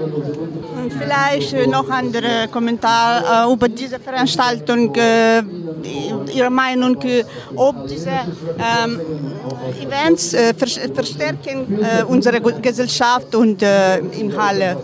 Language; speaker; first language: German; non-native, learner; Ukrainian